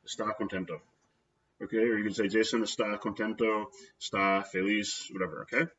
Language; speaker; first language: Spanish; non-native, fluent; English